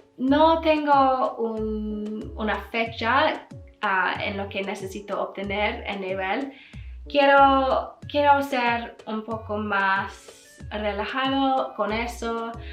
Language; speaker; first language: Spanish; non-native, learner; English